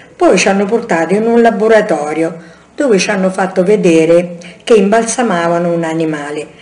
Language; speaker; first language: Italian; native; Italian